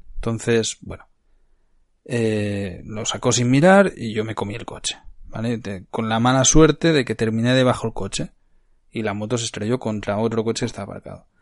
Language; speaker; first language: Spanish; native; Spanish